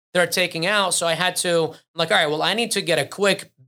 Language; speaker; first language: English; early bilingual, other home language; Arabic